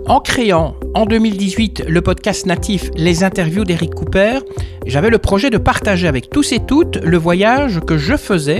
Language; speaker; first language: French; native; French